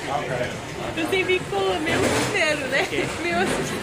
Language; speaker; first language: Portuguese; non-native, fluent; English